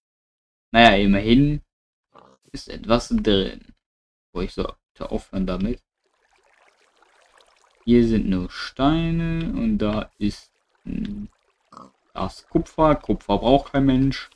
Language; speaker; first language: German; native; German